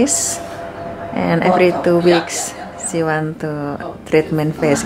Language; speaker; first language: English; non-native, learner; Indonesian